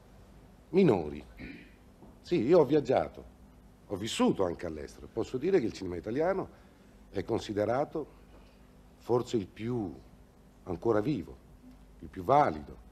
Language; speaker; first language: Italian; native; Italian